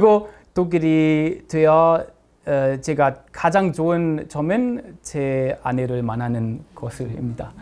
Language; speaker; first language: Korean; non-native, fluent; German